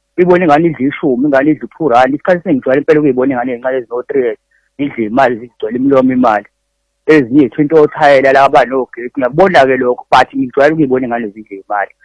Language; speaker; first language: Zulu; native; Zulu